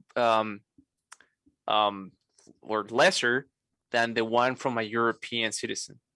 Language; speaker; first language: English; non-native, fluent; Spanish